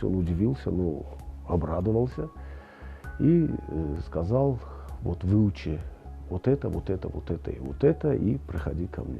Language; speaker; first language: Russian; non-native, local second language; Tajik